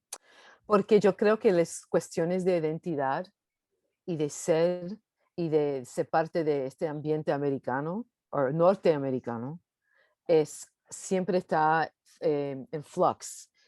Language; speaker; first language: Spanish; early bilingual, heritage; English